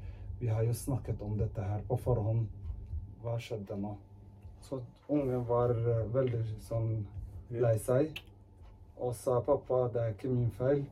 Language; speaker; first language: Norwegian; early bilingual, other home language; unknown